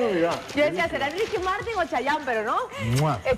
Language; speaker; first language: Spanish; native; Spanish